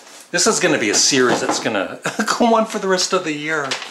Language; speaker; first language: English; native; English